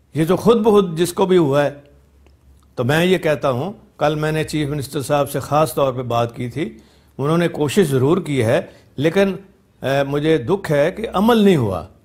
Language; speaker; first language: Urdu; non-native, local second language; Punjabi